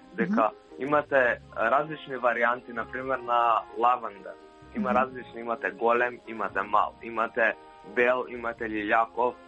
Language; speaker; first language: Macedonian; native; Macedonian